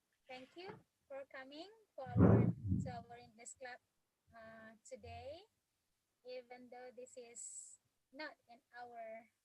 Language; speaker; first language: English; non-native, fluent; Indonesian